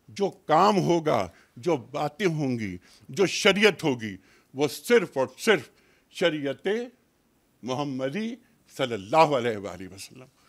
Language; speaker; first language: Urdu; native; Urdu